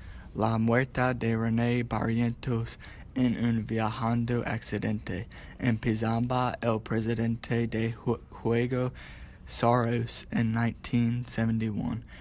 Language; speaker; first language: Spanish; non-native, learner; English